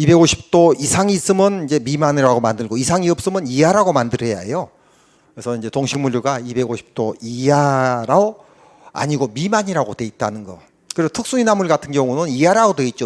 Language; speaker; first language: Korean; native; Korean